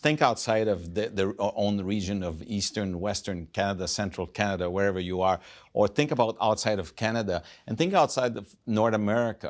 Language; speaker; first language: English; non-native, fluent; French